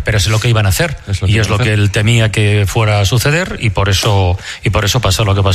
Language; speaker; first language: Spanish; native; Spanish